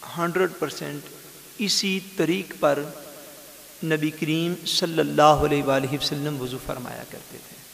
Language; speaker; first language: Urdu; non-native, local second language; Punjabi